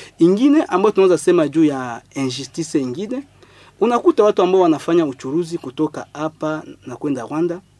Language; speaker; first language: Swahili; non-native, local second language; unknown